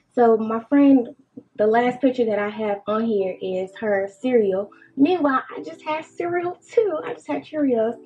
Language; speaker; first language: English; native; English